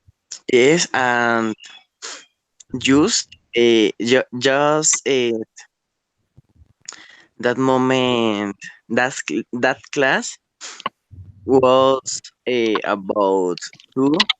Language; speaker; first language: English; non-native, learner; Spanish